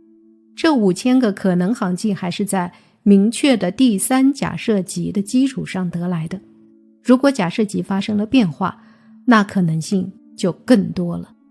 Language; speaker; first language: Chinese; native; Chinese